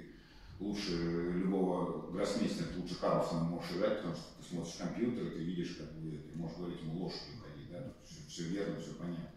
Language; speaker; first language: Russian; native; Russian